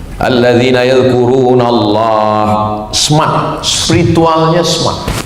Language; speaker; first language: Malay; native; Malay